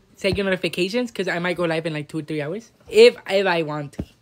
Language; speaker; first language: English; native; English